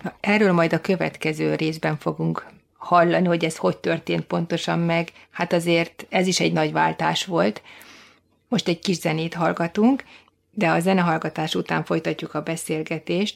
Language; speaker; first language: Hungarian; native; Hungarian